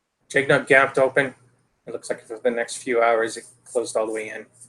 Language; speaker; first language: English; native; English